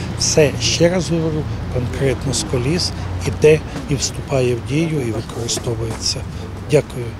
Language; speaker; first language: Ukrainian; native; Ukrainian